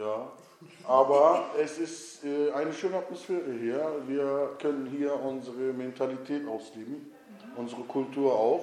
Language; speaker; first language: German; non-native, fluent; Turkish